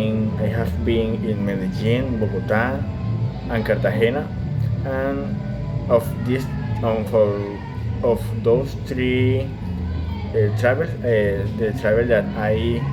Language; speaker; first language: English; non-native, learner; Spanish